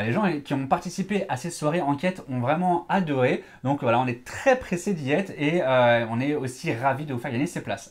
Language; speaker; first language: French; native; French